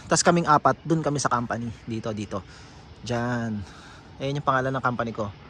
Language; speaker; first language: Filipino; native; Filipino